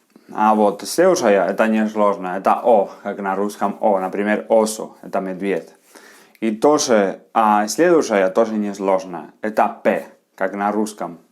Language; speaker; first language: Russian; non-native, fluent; Spanish